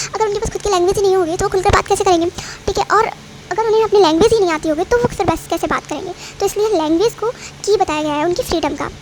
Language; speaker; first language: Hindi; native; Hindi